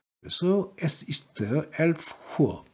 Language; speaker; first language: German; non-native, learner; Korean